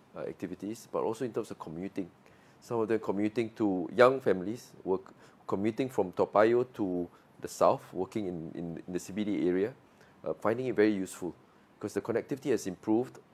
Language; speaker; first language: English; non-native, local second language; Malay